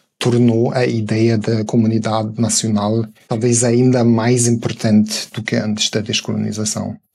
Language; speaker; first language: Portuguese; non-native, fluent; German